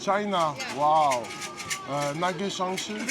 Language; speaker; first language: English; non-native, learner; French